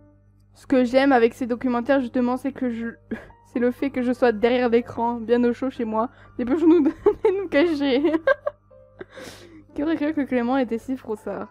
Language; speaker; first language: French; native; French